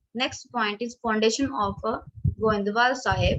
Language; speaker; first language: English; non-native, local second language; Punjabi